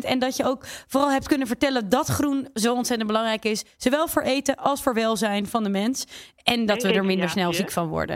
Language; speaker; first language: Dutch; native; Dutch